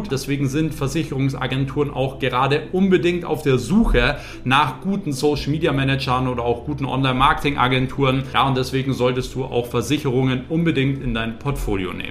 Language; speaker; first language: German; native; German